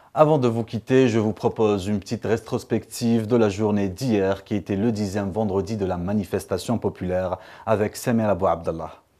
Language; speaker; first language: French; non-native, local second language; Arabic